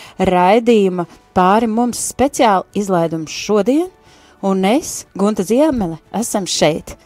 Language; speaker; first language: Latvian; native; Latvian